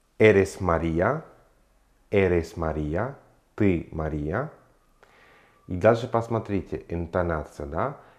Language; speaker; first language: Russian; non-native, fluent; Spanish